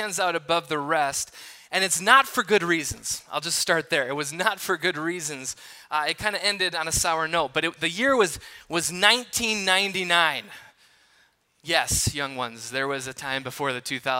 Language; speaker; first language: English; native; English